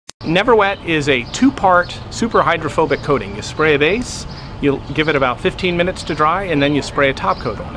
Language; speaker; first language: English; native; English